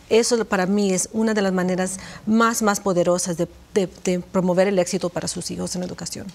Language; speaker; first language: Spanish; early bilingual, heritage; Spanish